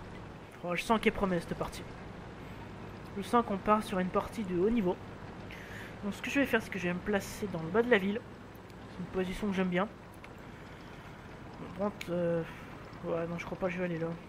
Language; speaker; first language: French; native; French